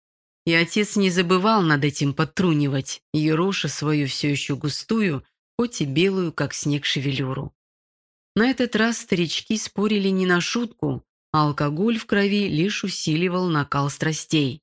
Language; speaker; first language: Russian; native; Russian